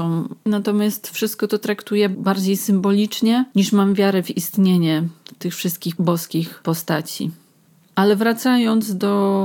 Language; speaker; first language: Polish; native; Polish